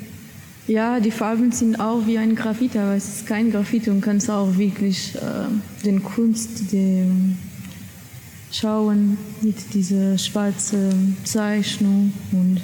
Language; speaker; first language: German; non-native, learner; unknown